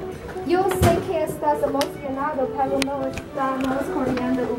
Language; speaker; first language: Spanish; non-native, learner; English